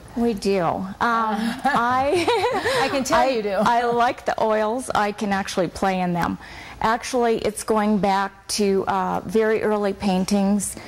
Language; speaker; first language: English; native; English